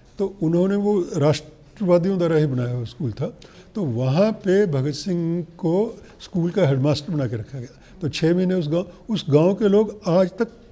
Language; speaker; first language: Hindi; native; Hindi